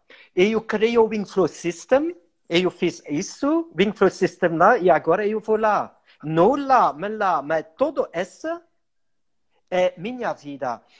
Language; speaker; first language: Portuguese; non-native, learner; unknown